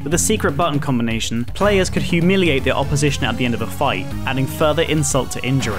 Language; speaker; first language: English; native; English